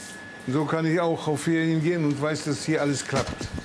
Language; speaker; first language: German; early bilingual, heritage; German